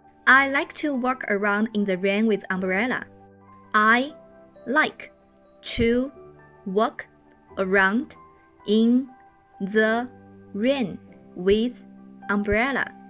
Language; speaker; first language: English; non-native, fluent; Chinese